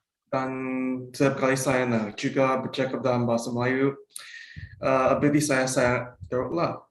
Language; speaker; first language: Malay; non-native, local second language; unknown